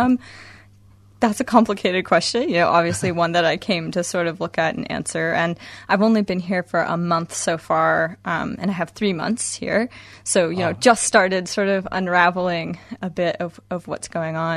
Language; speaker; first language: English; native; English